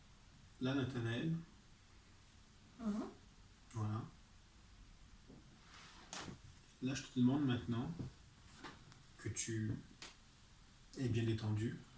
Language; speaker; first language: French; native; French